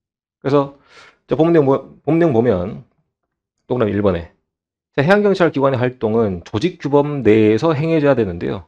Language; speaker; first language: Korean; native; Korean